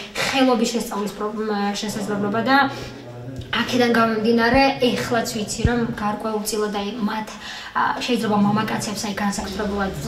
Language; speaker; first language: Georgian; non-native, local second language; Azerbaijani